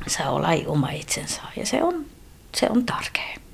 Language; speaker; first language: Finnish; non-native, fluent; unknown